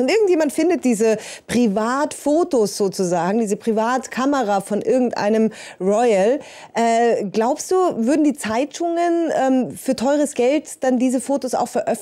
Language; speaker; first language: German; native; German